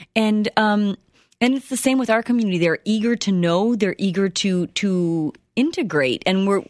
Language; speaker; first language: English; early bilingual, other home language; Spanish